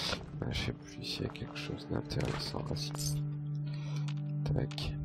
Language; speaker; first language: French; native; French